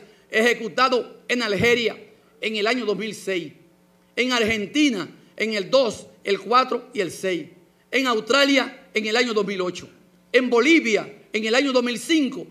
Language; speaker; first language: Spanish; native; Spanish